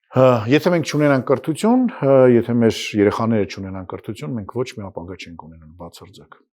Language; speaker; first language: Armenian; non-native, fluent; Russian